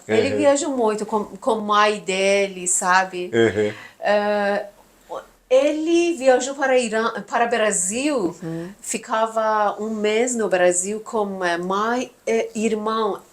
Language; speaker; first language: Portuguese; non-native, learner; Persian